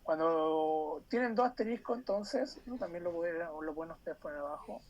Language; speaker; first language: Spanish; native; Spanish